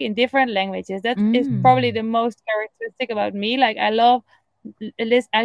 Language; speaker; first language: English; non-native, fluent; Dutch